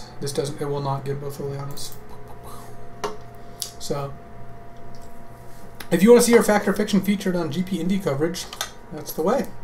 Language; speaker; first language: English; native; English